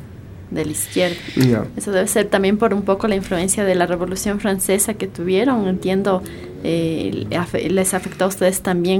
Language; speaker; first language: Spanish; native; Spanish